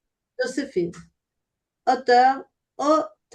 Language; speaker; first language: French; non-native, learner; Spanish